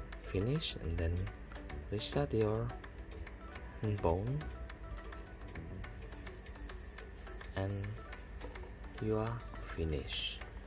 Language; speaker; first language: English; non-native, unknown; Indonesian